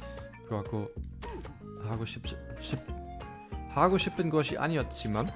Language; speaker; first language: Korean; non-native, fluent; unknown